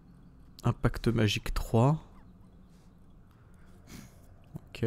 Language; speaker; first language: French; native; French